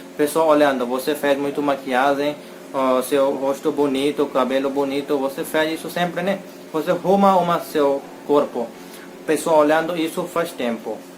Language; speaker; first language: Portuguese; non-native, learner; Hindi